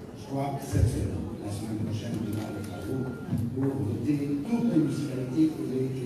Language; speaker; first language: French; non-native, local second language; Arabic